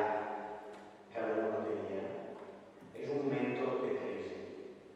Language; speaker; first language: Spanish; non-native, fluent; Italian